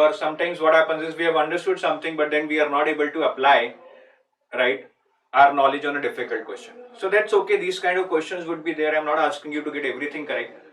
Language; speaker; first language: English; non-native, local second language; Hindi